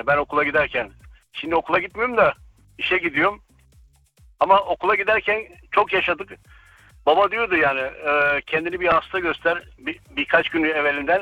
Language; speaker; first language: Turkish; early bilingual, other home language; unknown